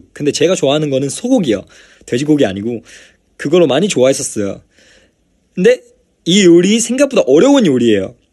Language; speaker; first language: Korean; non-native, fluent; Chinese